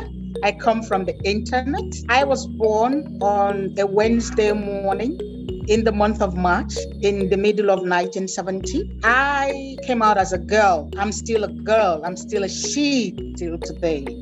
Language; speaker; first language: English; non-native, local second language; Igbo